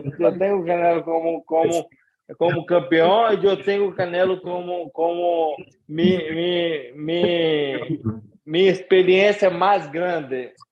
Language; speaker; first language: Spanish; non-native, learner; Portuguese